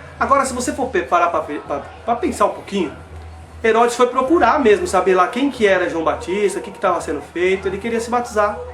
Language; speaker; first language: Portuguese; native; Portuguese